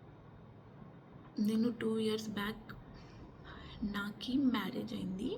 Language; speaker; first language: Telugu; non-native, learner; Marathi